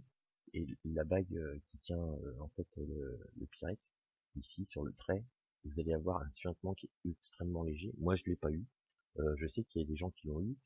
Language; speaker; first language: French; native; French